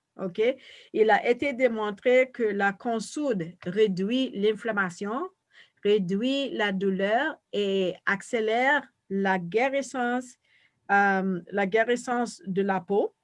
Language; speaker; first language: French; non-native, fluent; English